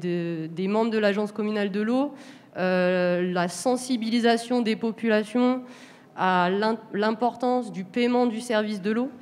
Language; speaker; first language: French; native; French